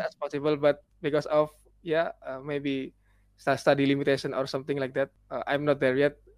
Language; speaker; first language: English; non-native, learner; Indonesian